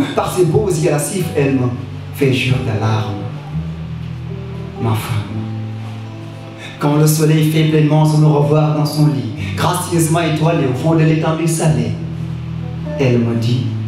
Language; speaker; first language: French; non-native, local second language; Wolof